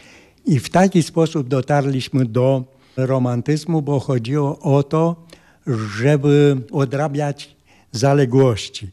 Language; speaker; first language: Polish; non-native, fluent; Romanian